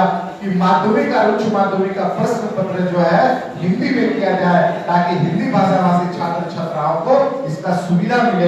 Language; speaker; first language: Hindi; native; Hindi